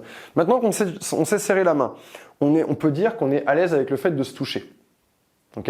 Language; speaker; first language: French; native; French